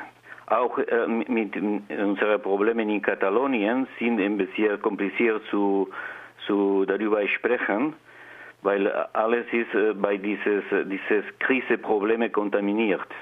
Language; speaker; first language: German; non-native, learner; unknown